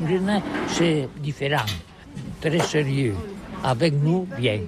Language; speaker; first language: French; non-native, learner; Catalan